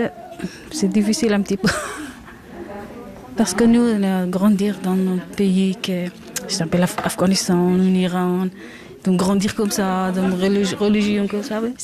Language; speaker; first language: French; non-native, learner; Persian